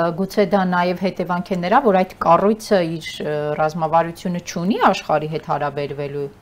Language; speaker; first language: Armenian; native; Armenian